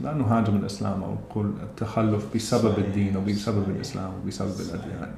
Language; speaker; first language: Arabic; early bilingual, heritage; English